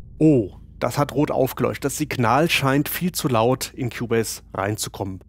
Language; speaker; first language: German; native; German